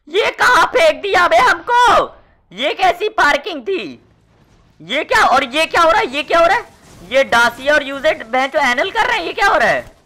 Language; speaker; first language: Hindi; native; Hindi